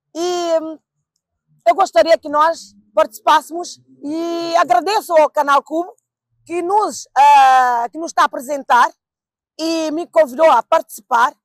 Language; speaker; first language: Portuguese; non-native, local second language; Kabuverdianu